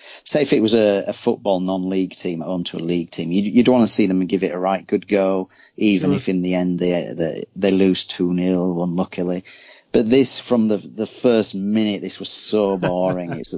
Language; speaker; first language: English; native; English